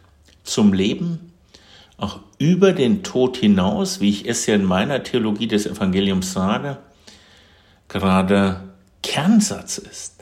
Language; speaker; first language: German; native; German